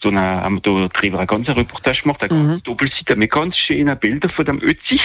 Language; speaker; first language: German; non-native, local second language; French